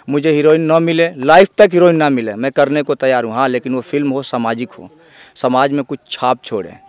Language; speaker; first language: Hindi; native; Hindi